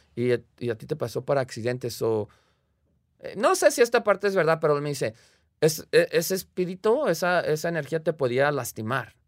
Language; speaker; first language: Spanish; early bilingual, heritage; Spanish